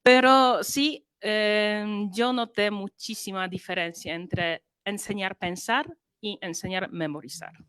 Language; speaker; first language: Spanish; non-native, fluent; Polish